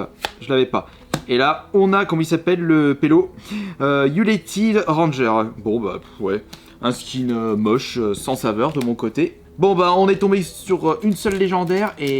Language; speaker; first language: French; native; French